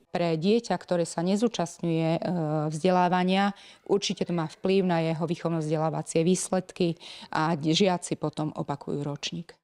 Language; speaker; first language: Slovak; native; Slovak